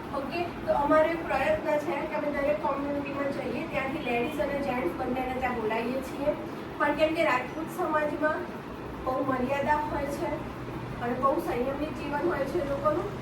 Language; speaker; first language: Gujarati; native; Gujarati